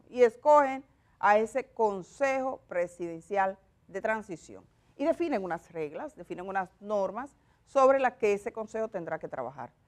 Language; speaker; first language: Spanish; native; Spanish